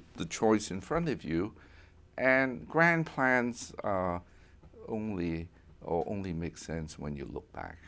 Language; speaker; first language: English; non-native, local second language; Cantonese